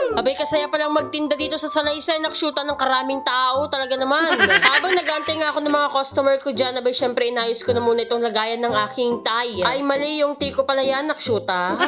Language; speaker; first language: Filipino; native; Filipino